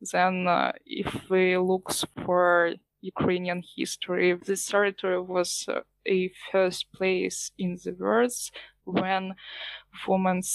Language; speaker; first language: English; non-native, learner; Ukrainian